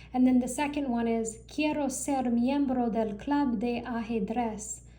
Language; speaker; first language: Spanish; non-native, learner; English